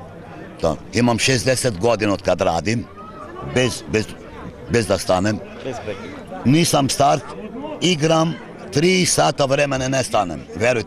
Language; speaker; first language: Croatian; early bilingual, heritage; Serbian